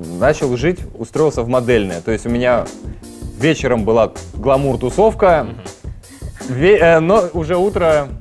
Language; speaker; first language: Russian; native; Russian